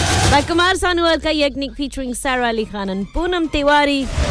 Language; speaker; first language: English; early bilingual, other home language; Urdu